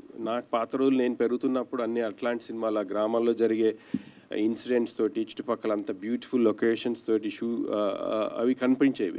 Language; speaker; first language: Telugu; native; Telugu